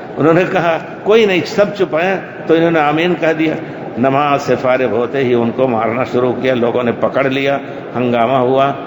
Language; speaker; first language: Urdu; native; Urdu